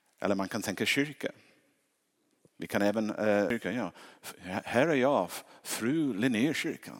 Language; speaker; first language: Swedish; non-native, fluent; English